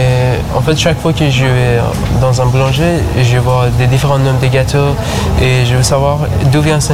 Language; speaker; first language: French; non-native, learner; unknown